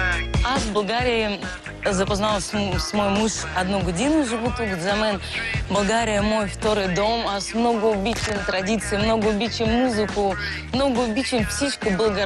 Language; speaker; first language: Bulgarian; non-native, learner; Russian